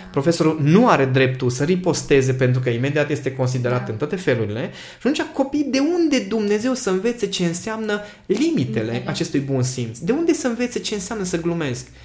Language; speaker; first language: Romanian; non-native, local second language; Hungarian